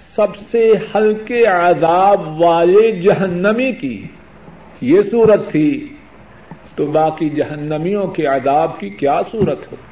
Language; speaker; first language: Urdu; non-native, local second language; Punjabi